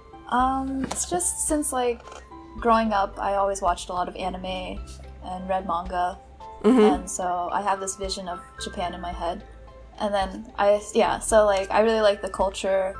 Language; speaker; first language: English; native; English